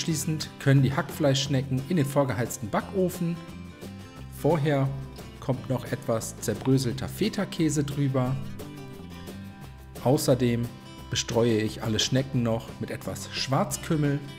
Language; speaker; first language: German; native; German